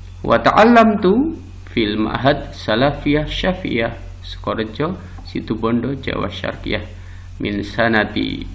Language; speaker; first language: Arabic; non-native, fluent; Indonesian